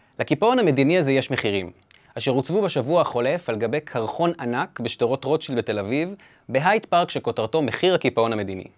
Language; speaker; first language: Hebrew; native; Hebrew